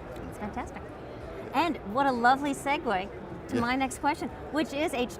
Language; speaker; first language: English; native; English